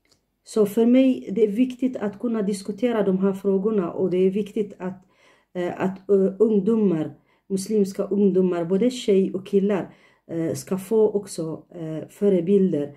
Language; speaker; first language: Swedish; non-native, fluent; Tigrinya